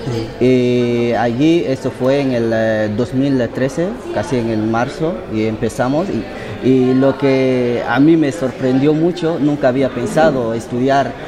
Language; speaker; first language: Spanish; non-native, fluent; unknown